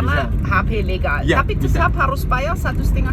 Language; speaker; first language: Indonesian; non-native, fluent; German